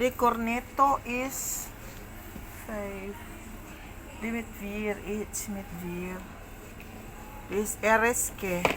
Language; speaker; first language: Dutch; non-native, learner; Filipino